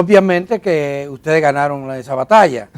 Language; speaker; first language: Spanish; native; Spanish